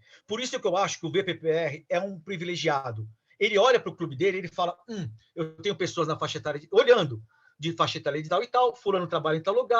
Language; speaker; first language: Portuguese; native; Portuguese